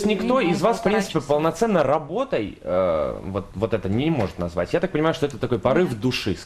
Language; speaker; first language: Russian; native; Russian